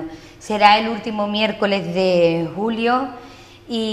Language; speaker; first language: Spanish; native; Spanish